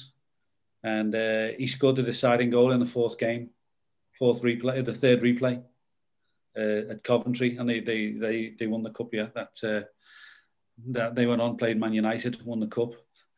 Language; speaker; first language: English; native; English